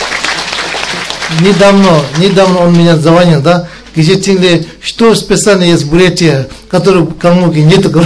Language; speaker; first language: Russian; non-native, learner; Tibetan